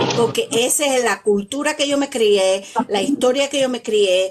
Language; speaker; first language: Spanish; early bilingual, heritage; Spanish